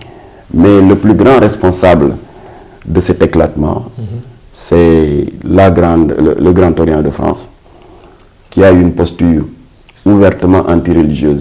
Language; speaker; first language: French; non-native, local second language; Wolof